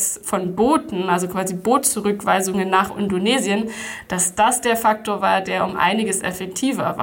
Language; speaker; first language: German; native; German